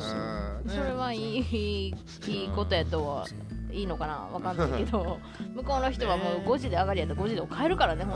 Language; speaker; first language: Japanese; native; Japanese